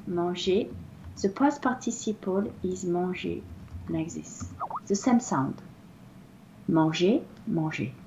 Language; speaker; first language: English; non-native, fluent; French